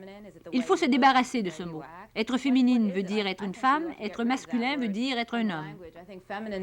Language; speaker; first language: French; native; French